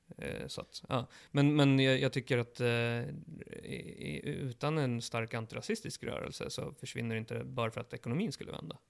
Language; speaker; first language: Swedish; early bilingual, other home language; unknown